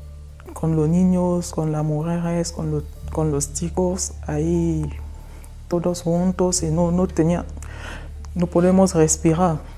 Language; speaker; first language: Spanish; non-native, fluent; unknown